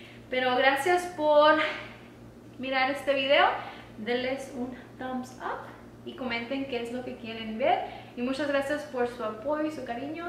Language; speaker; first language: Spanish; early bilingual, heritage; Spanish